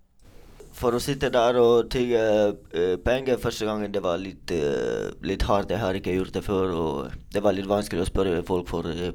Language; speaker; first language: Norwegian; non-native, learner; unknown